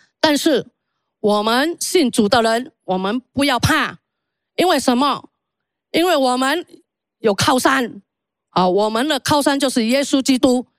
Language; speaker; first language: Chinese; early bilingual, heritage; Chinese